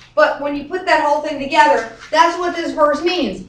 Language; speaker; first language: English; native; English